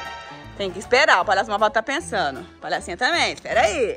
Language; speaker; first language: Portuguese; native; Portuguese